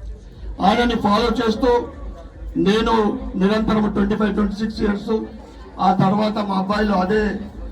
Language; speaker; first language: Telugu; native; Telugu